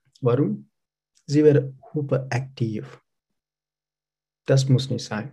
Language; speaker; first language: German; non-native, learner; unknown